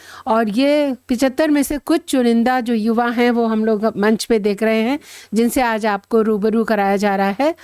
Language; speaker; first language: Hindi; native; Hindi